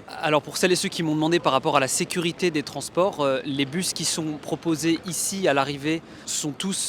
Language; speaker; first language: French; native; French